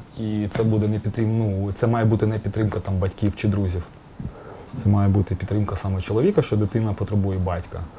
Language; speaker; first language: Ukrainian; non-native, local second language; Russian